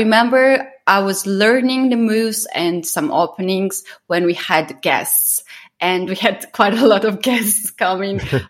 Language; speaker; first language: English; non-native, fluent; Georgian